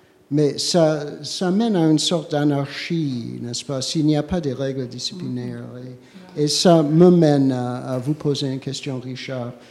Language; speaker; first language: French; non-native, fluent; English